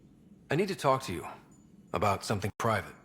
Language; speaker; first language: English; non-native, learner; Russian